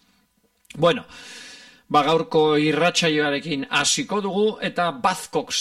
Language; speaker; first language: Basque; native; Basque